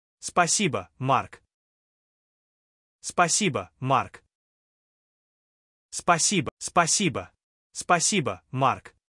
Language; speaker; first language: Russian; non-native, learner; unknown